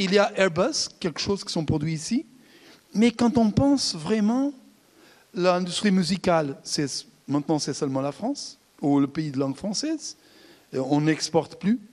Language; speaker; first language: French; non-native, fluent; Portuguese